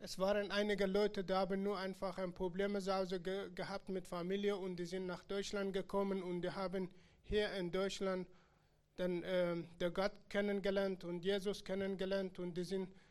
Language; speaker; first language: German; non-native, learner; Persian